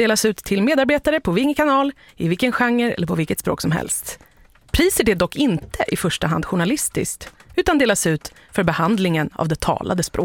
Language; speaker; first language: Swedish; native; Swedish